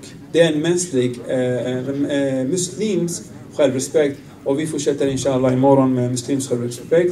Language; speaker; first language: Swedish; non-native, fluent; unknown